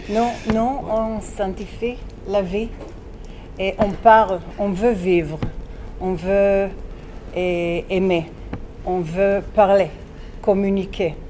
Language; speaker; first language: French; non-native, fluent; Hebrew